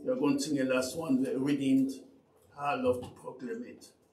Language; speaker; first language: English; non-native, learner; Luba-Lulua